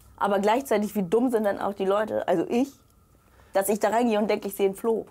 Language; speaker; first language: German; native; German